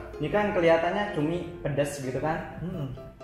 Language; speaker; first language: Indonesian; native; Indonesian